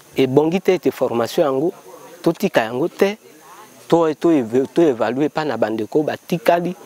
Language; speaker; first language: Lingala; native; Lingala